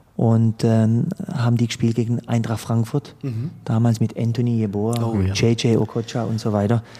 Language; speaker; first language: German; early bilingual, other home language; Croatian